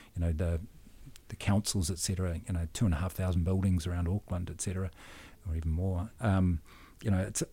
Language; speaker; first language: English; native; English